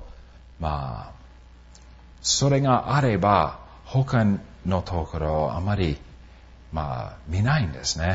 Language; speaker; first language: Japanese; non-native, fluent; English